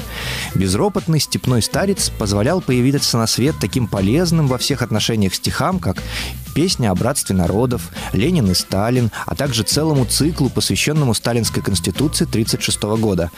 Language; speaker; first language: Russian; native; Russian